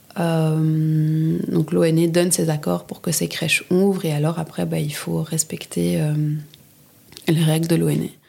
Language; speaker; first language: French; native; French